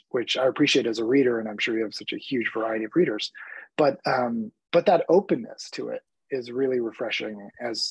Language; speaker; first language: English; early bilingual, other home language; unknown